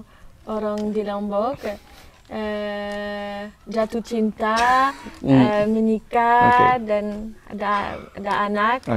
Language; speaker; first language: Indonesian; non-native, learner; French